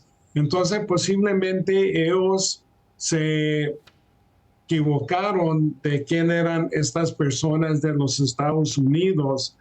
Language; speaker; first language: Spanish; early bilingual, heritage; Spanish